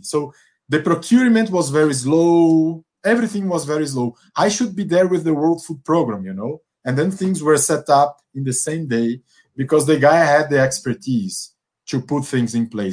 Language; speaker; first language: English; non-native, fluent; Portuguese